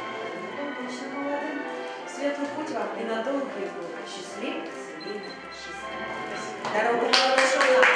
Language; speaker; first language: Russian; native; Russian